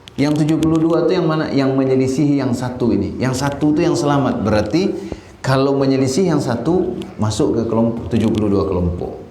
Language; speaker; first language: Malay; non-native, local second language; Minangkabau